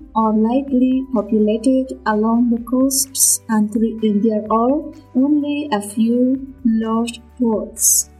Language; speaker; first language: English; non-native, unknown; Persian